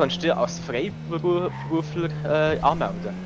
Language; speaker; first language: German; native; German